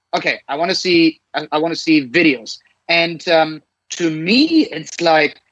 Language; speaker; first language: English; non-native, fluent; German